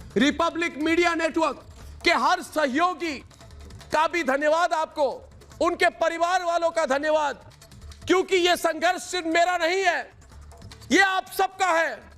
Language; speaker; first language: Hindi; non-native, local second language; Assamese